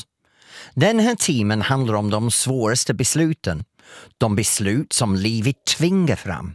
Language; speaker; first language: Swedish; non-native, fluent; English